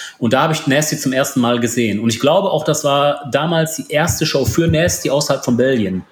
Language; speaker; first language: German; early bilingual, other home language; Polish